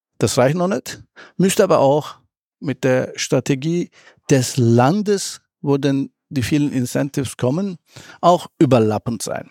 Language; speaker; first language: German; early bilingual, other home language; Turkish